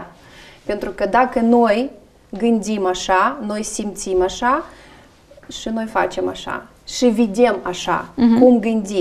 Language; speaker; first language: Romanian; non-native, learner; Russian